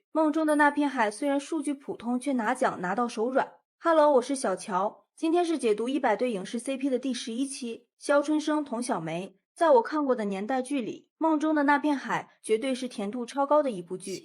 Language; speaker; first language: Chinese; native; Chinese